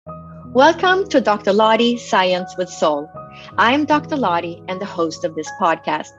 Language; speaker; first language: English; native; English